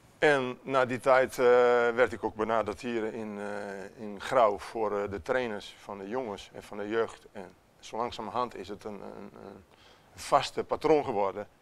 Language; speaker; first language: Dutch; non-native, fluent; Italian